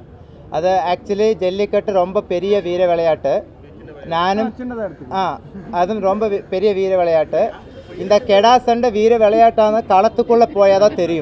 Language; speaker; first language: Tamil; non-native, local second language; Malayalam